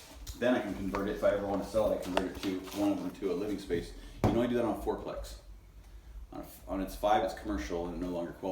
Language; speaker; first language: English; native; English